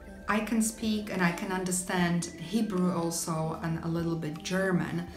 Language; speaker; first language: English; non-native, fluent; Slovak